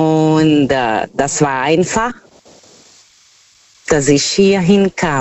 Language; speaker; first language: German; non-native, learner; Portuguese